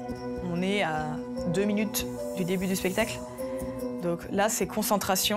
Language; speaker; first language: French; native; French